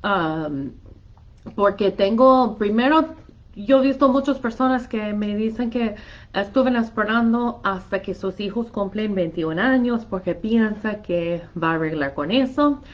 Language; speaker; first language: Spanish; non-native, fluent; English